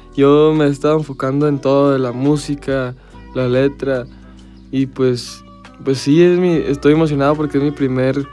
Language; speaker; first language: Spanish; early bilingual, heritage; Spanish